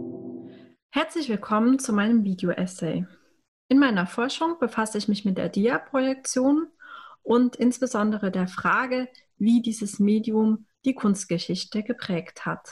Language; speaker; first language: German; native; German